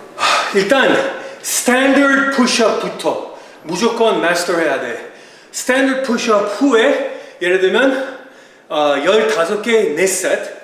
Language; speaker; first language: Korean; early bilingual, heritage; Korean